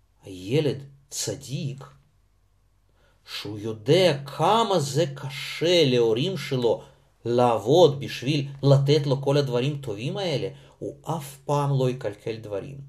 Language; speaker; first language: Hebrew; non-native, fluent; Russian